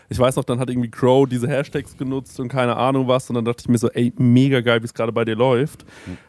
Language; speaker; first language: German; native; German